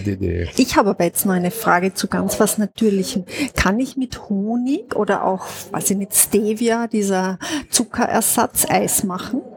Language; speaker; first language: German; native; German